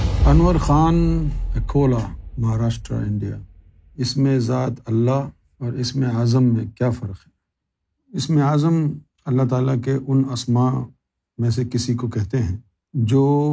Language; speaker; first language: Urdu; native; Urdu